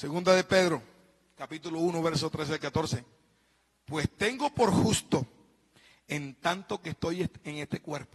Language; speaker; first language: Spanish; native; Spanish